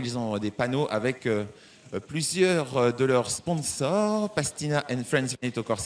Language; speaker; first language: French; native; French